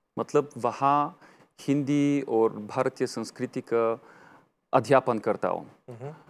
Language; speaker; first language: Hindi; non-native, fluent; Bulgarian